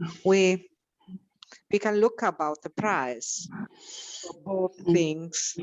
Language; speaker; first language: English; non-native, learner; Italian